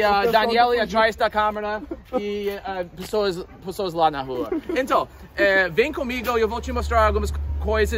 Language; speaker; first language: Portuguese; non-native, fluent; English